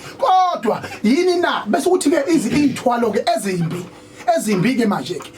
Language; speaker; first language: Zulu; native; Zulu